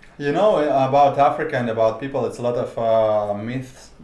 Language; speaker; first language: English; non-native, learner; Russian